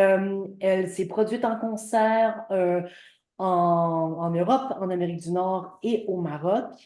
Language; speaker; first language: French; native; French